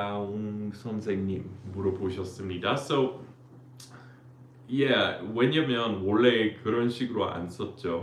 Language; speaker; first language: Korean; non-native, fluent; English